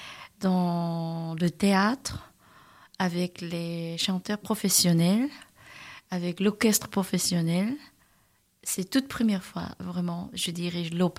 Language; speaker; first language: French; non-native, learner; Korean